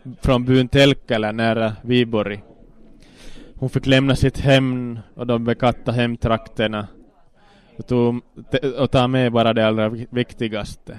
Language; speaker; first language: Swedish; non-native, local second language; Finnish